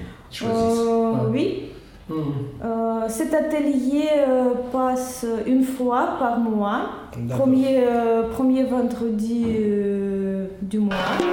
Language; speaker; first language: French; non-native, learner; Russian